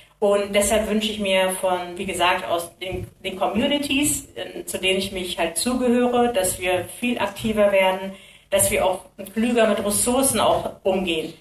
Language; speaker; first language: German; early bilingual, other home language; Kurdish